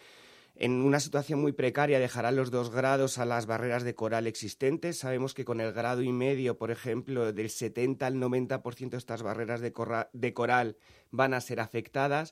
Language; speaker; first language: Spanish; native; Spanish